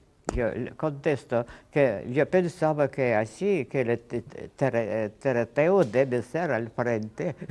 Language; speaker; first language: Spanish; non-native, fluent; Russian